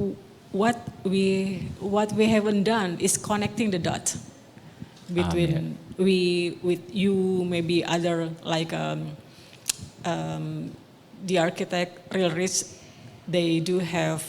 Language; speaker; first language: English; non-native, local second language; Indonesian